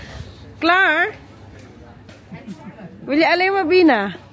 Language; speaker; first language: Dutch; non-native, learner; Filipino